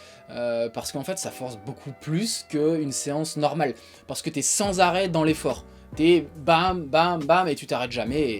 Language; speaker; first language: French; native; French